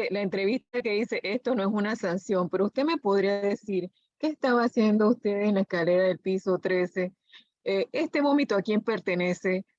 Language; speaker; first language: Spanish; native; Spanish